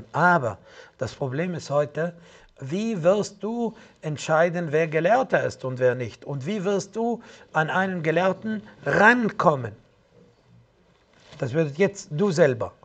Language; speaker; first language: German; non-native, fluent; Arabic